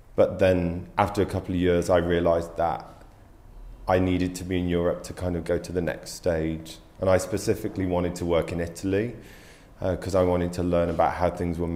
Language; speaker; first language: English; native; English